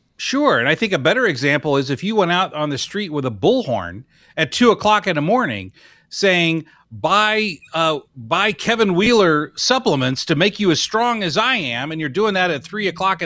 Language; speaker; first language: English; native; English